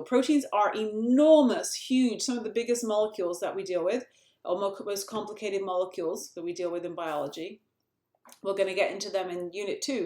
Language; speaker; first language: English; native; English